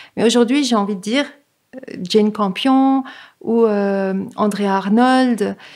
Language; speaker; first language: French; native; French